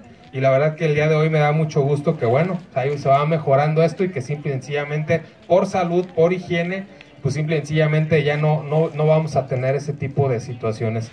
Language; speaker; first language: Spanish; native; Spanish